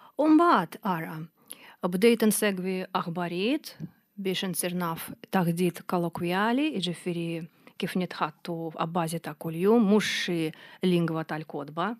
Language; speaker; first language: Maltese; non-native, fluent; Russian